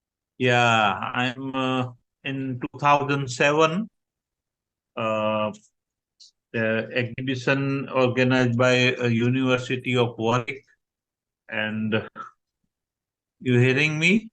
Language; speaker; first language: English; non-native, learner; Gujarati